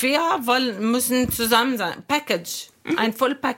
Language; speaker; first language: German; non-native, learner; Arabic